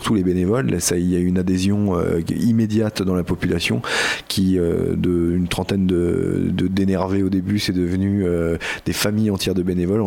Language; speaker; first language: French; native; French